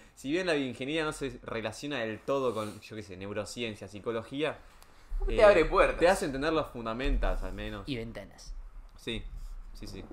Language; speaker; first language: Spanish; native; Spanish